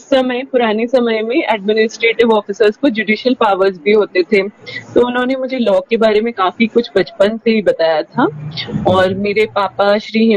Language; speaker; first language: Hindi; non-native, local second language; Rajasthani